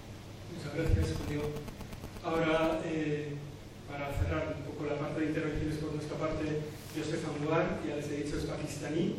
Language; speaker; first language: Spanish; native; Spanish